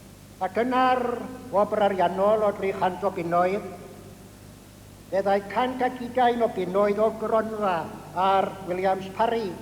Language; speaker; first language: Welsh; native; Welsh